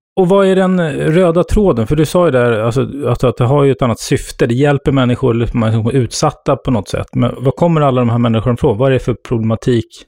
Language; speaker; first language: Swedish; native; Swedish